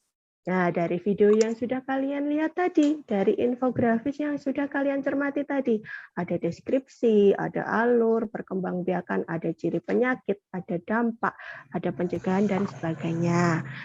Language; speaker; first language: Indonesian; native; Indonesian